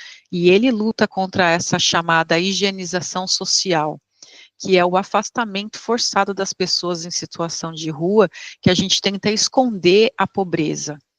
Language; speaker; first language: Portuguese; native; Portuguese